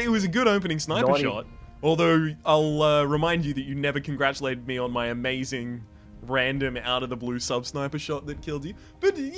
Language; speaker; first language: English; native; English